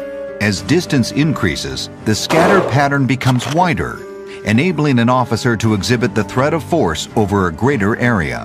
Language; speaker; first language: English; native; English